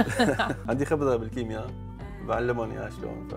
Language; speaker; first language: Arabic; native; Arabic